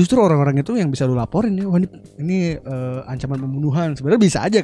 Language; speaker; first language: Indonesian; native; Indonesian